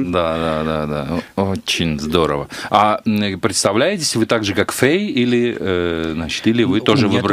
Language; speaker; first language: Russian; native; Russian